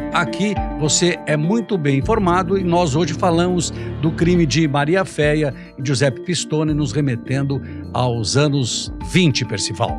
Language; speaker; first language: Portuguese; early bilingual, other home language; Italian